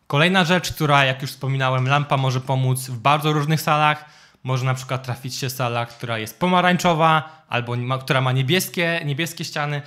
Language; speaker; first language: Polish; native; Polish